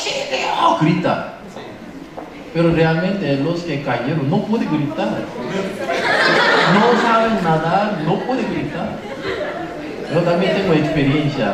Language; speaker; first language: Spanish; non-native, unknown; Korean